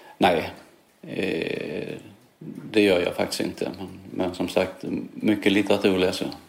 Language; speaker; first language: Swedish; native; Swedish